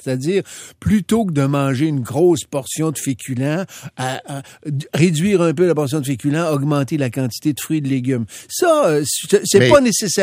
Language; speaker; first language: French; native; French